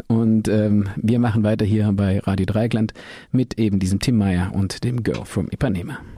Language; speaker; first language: German; native; German